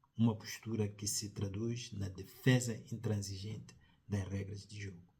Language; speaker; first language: Portuguese; non-native, local second language; Tsonga